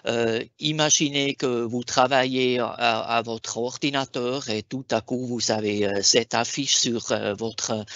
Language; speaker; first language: French; non-native, local second language; German